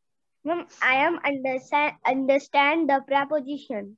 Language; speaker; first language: English; non-native, learner; Hindi